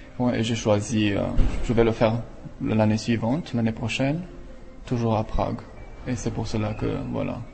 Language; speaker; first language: French; non-native, fluent; Romanian